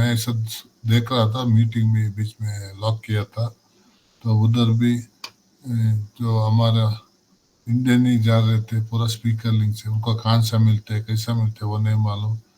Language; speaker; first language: Hindi; non-native, local second language; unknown